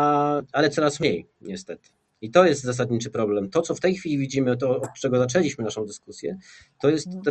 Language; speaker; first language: Polish; native; Polish